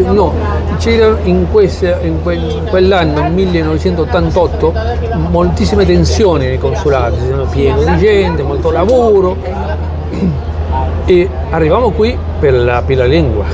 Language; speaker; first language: Italian; early bilingual, heritage; Spanish